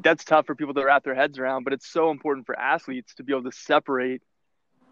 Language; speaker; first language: English; native; English